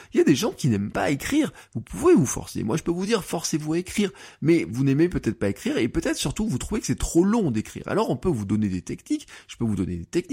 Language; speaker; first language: French; native; French